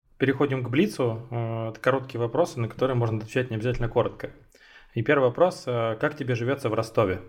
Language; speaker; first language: Russian; native; Russian